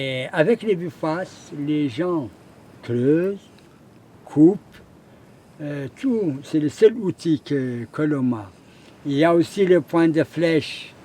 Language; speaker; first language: French; non-native, learner; Arabic